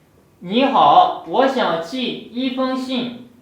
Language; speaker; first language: Chinese; non-native, fluent; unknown